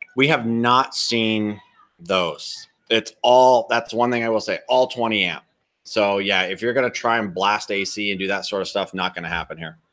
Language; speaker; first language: English; native; English